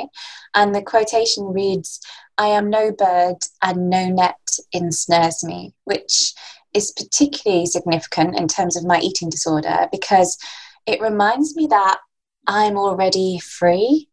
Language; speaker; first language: English; native; English